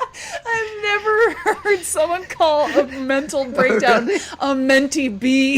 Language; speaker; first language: English; native; English